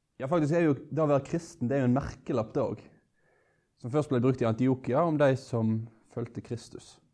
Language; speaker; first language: Norwegian; native; Norwegian